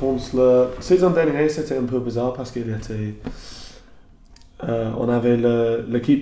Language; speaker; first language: French; non-native, learner; English